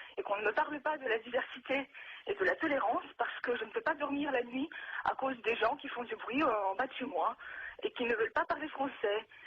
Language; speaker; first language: French; non-native, fluent; Russian